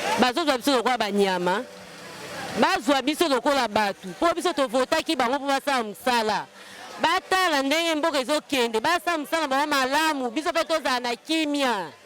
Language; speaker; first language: Lingala; native; Lingala